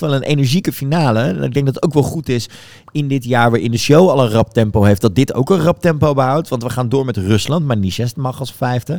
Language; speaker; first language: Dutch; native; Dutch